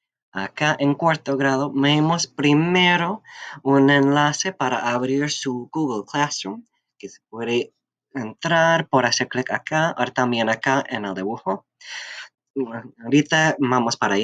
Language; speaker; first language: Spanish; non-native, fluent; English